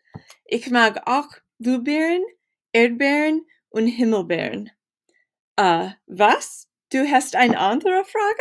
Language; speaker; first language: German; non-native, learner; English